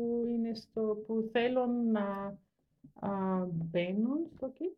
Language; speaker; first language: Greek; non-native, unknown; German